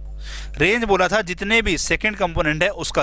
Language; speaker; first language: Hindi; native; Hindi